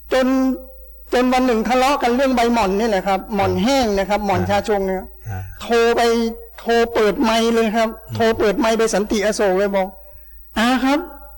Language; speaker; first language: Thai; native; Thai